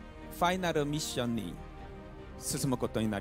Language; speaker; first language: Japanese; non-native, learner; Korean